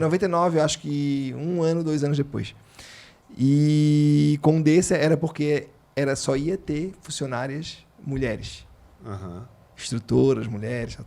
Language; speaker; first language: Portuguese; native; Portuguese